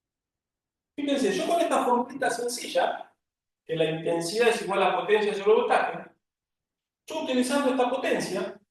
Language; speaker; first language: Spanish; native; Spanish